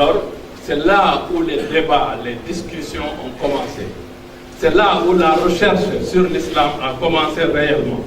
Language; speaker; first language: French; non-native, local second language; Fula